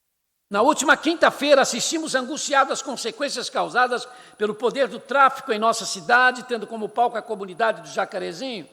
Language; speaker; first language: Portuguese; native; Portuguese